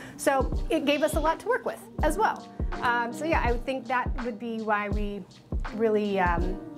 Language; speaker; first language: English; native; English